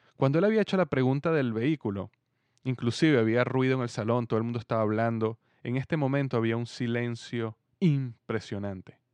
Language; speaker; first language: Spanish; native; Spanish